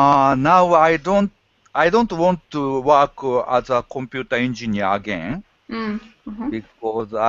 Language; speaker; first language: English; non-native, learner; Japanese